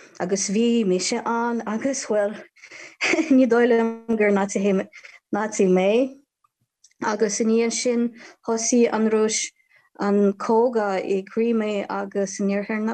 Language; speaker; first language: Irish; non-native, fluent; Ukrainian